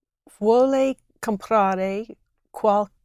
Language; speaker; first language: Italian; non-native, learner; English